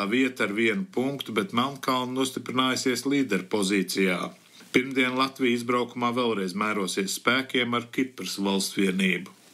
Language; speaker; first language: Latvian; early bilingual, heritage; Latvian